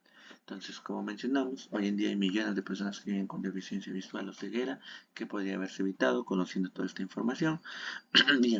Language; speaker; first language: Spanish; native; Spanish